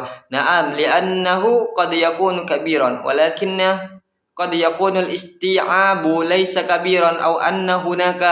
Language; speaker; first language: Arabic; non-native, learner; Indonesian